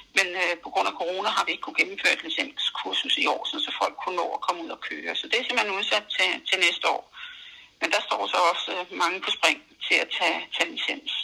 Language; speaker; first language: Danish; native; Danish